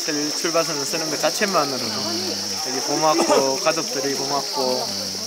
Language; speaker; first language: Korean; native; Korean